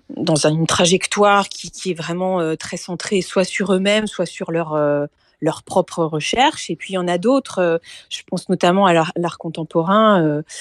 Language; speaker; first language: French; native; French